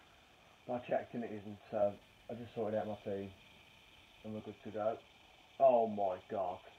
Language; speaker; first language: English; native; English